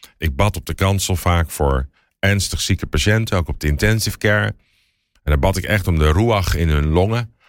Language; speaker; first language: Dutch; native; Dutch